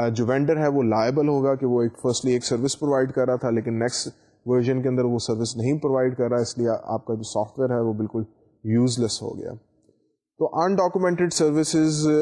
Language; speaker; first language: Urdu; native; Urdu